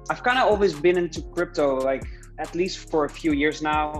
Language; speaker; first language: English; non-native, fluent; Dutch